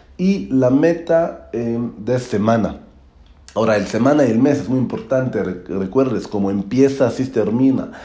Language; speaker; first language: Spanish; non-native, learner; Hebrew